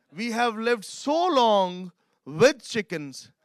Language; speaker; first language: English; non-native, local second language; Urdu